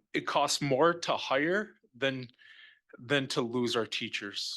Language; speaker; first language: English; native; English